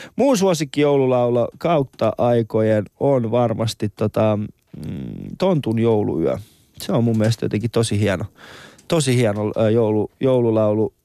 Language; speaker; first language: Finnish; non-native, fluent; Persian